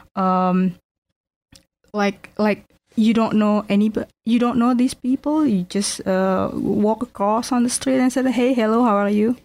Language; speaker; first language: English; non-native, fluent; Indonesian